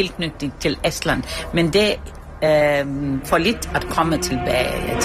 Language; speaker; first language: Danish; non-native, fluent; Estonian